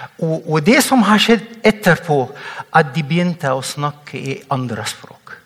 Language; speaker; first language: Norwegian; non-native, fluent; Arabic